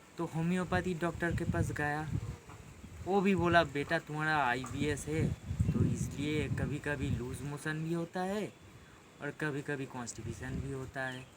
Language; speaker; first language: Hindi; non-native, local second language; Bangla